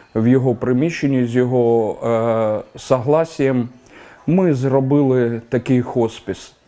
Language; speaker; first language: Ukrainian; native; Ukrainian